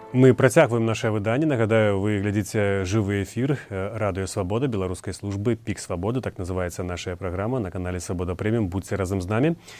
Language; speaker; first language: Belarusian; native; Belarusian